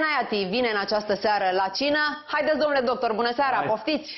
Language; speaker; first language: Romanian; native; Romanian